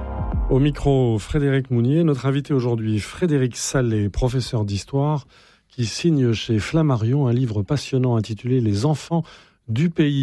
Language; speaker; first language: French; native; French